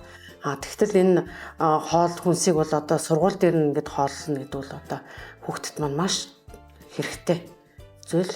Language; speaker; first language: Mongolian; native; Mongolian